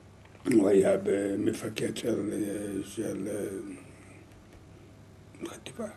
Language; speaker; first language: Hebrew; non-native, learner; Lithuanian